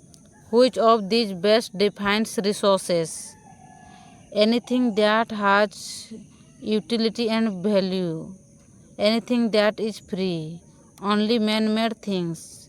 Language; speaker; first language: English; non-native, local second language; Odia